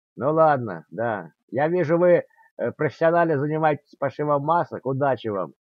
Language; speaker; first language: Russian; native; Russian